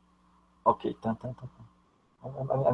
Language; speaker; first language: English; non-native, learner; Portuguese